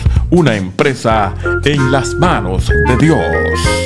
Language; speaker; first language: Spanish; native; Spanish